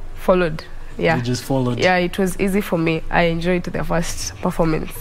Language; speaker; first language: English; non-native, local second language; Luo (Kenya and Tanzania)